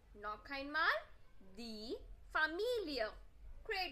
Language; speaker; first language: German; non-native, fluent; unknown